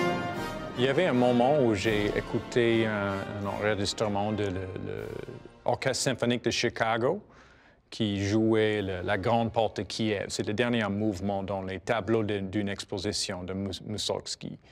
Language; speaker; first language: French; non-native, fluent; English